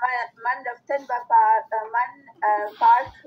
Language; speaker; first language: Persian; non-native, learner; Urdu